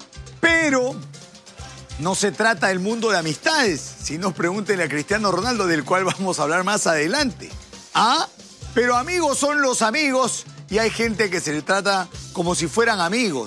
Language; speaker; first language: Spanish; native; Spanish